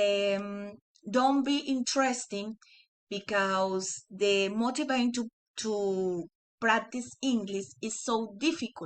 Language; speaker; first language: English; non-native, learner; Spanish